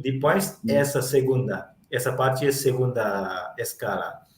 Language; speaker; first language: Portuguese; non-native, learner; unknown